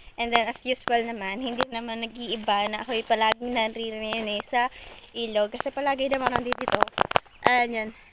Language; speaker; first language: Filipino; native; Filipino